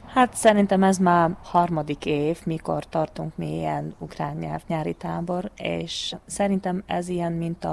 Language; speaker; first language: Hungarian; non-native, local second language; Ukrainian